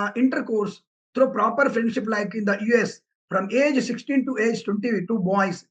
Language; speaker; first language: English; non-native, local second language; Telugu